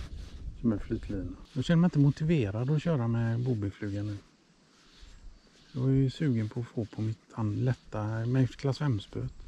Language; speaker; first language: Swedish; native; Swedish